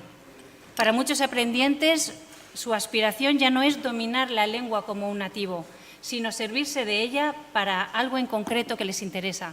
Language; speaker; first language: Spanish; native; Spanish